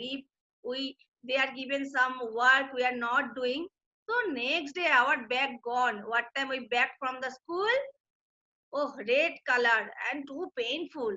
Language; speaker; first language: English; non-native, local second language; Bangla